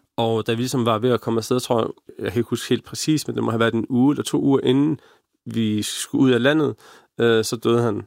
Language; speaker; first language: Danish; early bilingual, other home language; Arabic